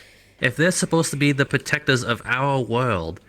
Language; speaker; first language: English; native; English